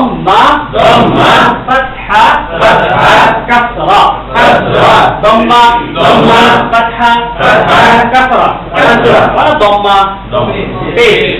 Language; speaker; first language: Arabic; non-native, fluent; Bangla